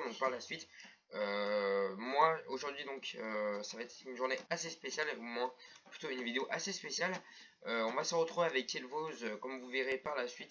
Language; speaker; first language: French; native; French